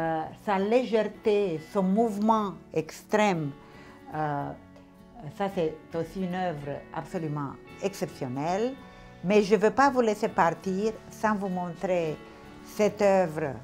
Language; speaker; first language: French; non-native, fluent; Portuguese